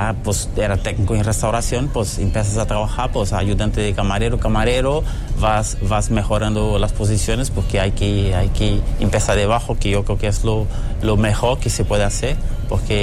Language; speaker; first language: Spanish; early bilingual, heritage; Portuguese